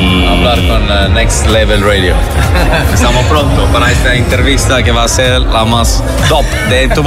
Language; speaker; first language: Spanish; non-native, learner; Italian